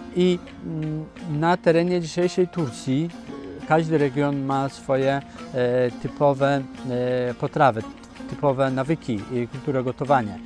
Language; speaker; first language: Polish; non-native, fluent; Turkish